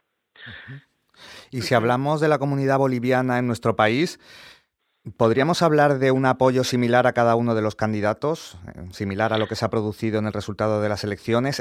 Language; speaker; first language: Spanish; native; Spanish